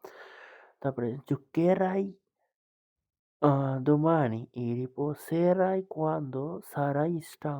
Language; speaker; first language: Italian; non-native, fluent; Bangla